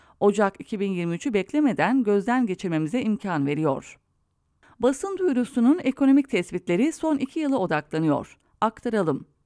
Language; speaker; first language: Turkish; native; Turkish